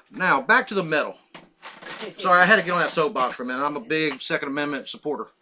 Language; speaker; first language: English; native; English